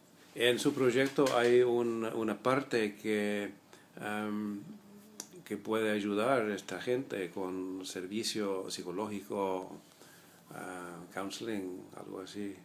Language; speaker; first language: Spanish; non-native, fluent; English